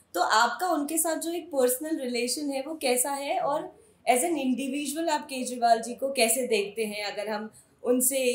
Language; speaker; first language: Hindi; native; Hindi